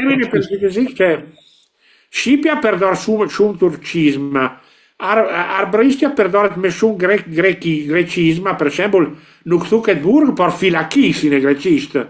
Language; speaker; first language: Albanian; non-native, learner; Italian